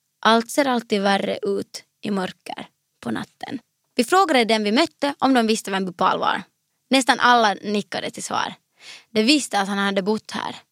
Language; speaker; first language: Swedish; native; Swedish